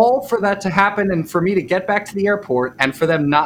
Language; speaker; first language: English; native; English